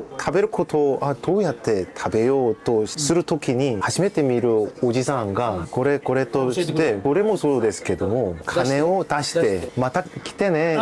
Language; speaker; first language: Japanese; non-native, learner; Korean